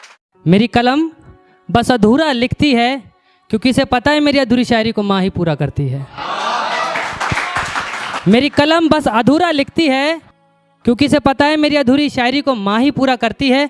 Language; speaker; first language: Hindi; native; Hindi